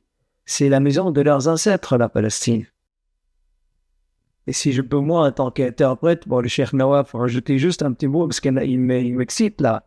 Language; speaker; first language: French; non-native, fluent; Arabic